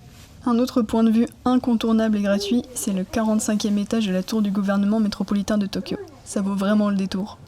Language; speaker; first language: French; native; French